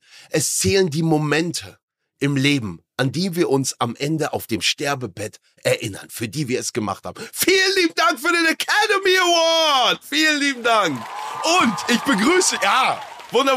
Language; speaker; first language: German; native; German